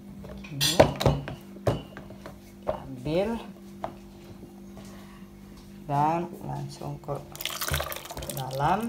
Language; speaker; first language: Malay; non-native, fluent; Spanish